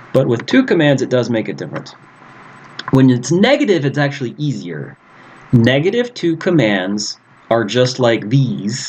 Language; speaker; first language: English; native; English